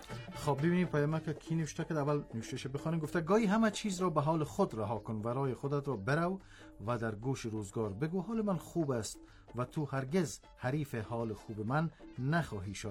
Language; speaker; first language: Persian; native; Persian